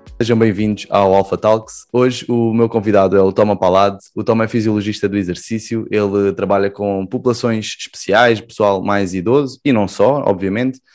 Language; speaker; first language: Portuguese; native; Portuguese